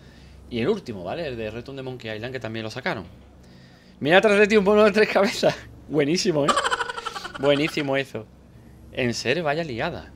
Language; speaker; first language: Spanish; native; Spanish